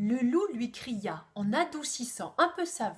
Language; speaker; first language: French; native; French